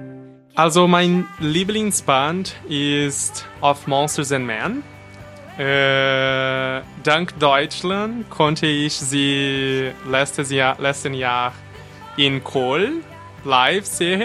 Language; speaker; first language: German; non-native, fluent; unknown